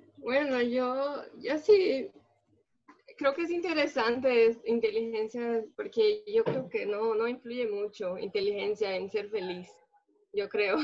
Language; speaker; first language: Spanish; early bilingual, other home language; Portuguese